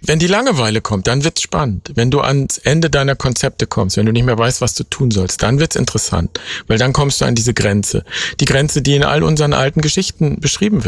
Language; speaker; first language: German; native; German